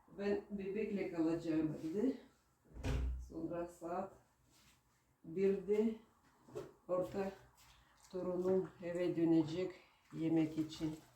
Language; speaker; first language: Turkish; non-native, learner; Russian